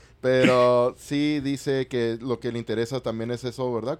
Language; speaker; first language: Spanish; early bilingual, heritage; Spanish